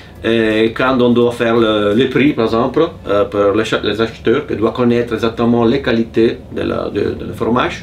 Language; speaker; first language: French; non-native, fluent; Italian